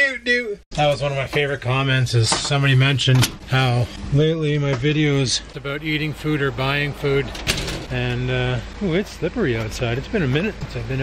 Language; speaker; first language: English; native; English